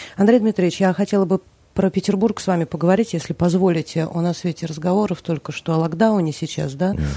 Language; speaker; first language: Russian; native; Russian